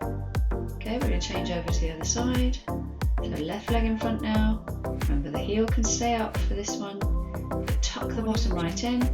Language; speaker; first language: English; native; English